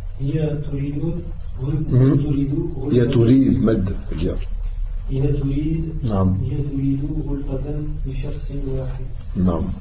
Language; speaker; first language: Arabic; non-native, learner; French